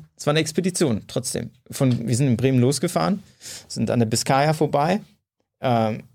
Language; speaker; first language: German; native; German